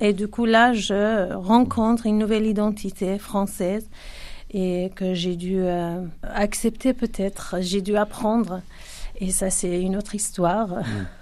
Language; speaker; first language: French; non-native, fluent; Kurdish